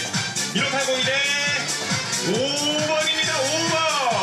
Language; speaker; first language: Korean; native; Korean